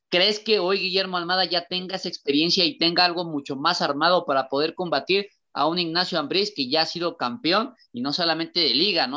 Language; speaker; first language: Spanish; native; Spanish